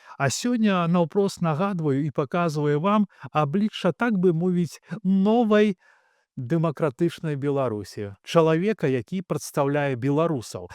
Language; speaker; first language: Belarusian; native; Belarusian